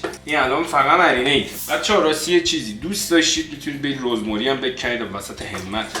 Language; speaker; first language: Persian; native; Persian